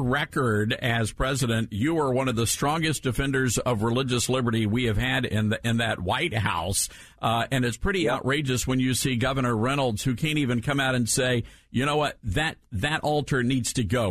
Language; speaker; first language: English; native; English